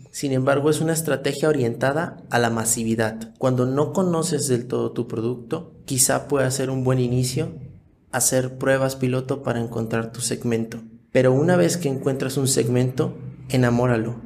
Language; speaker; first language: Spanish; native; Spanish